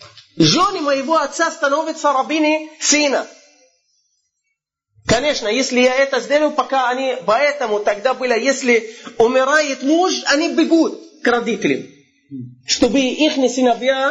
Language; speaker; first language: Russian; non-native, fluent; Arabic